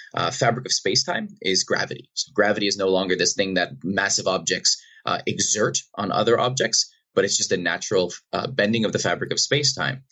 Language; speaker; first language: English; native; English